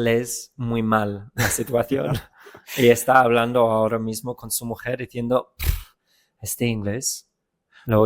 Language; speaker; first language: Spanish; non-native, fluent; English